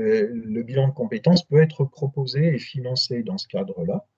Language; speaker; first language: French; native; French